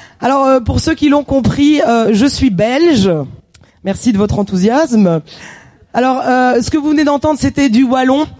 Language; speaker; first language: French; native; French